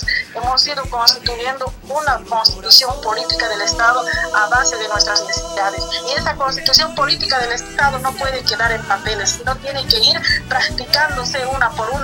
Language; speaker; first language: Spanish; native; Spanish